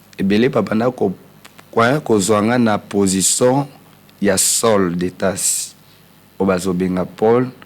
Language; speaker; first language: Lingala; non-native, local second language; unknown